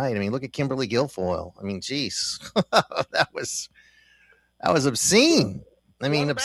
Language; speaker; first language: English; native; English